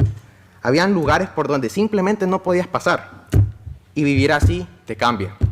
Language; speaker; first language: Spanish; native; Spanish